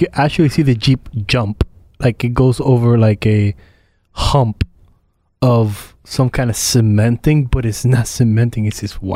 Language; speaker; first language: English; native; English